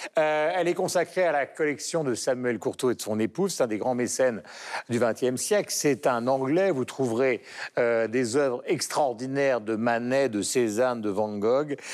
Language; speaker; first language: French; native; French